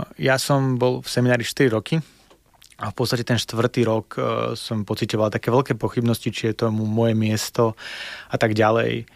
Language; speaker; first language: Slovak; early bilingual, other home language; Russian